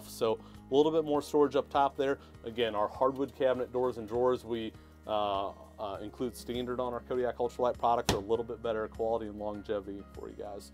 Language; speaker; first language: English; native; English